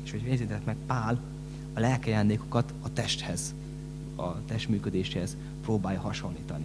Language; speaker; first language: Hungarian; native; Hungarian